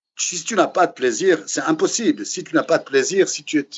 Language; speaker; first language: French; non-native, fluent; Persian